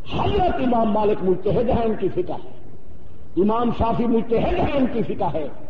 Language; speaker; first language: Urdu; non-native, local second language; Saraiki